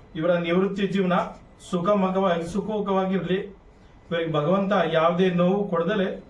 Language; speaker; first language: Kannada; native; Kannada